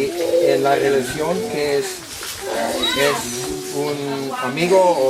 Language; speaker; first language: Spanish; non-native, learner; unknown